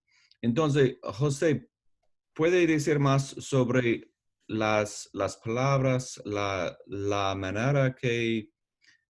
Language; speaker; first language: Spanish; non-native, learner; English